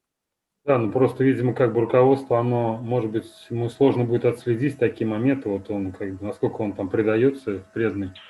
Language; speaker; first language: Russian; native; Russian